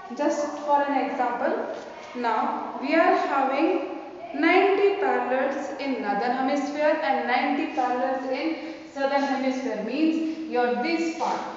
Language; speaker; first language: English; non-native, local second language; Hindi